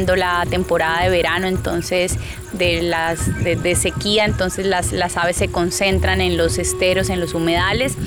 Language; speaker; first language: Spanish; native; Spanish